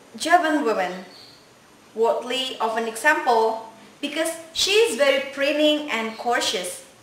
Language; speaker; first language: English; non-native, learner; Indonesian